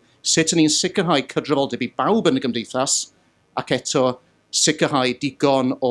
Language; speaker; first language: Welsh; native; Welsh